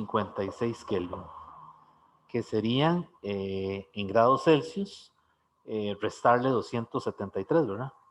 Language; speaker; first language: Spanish; native; Spanish